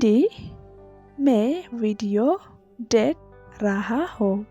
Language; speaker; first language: Hindi; non-native, learner; Khasi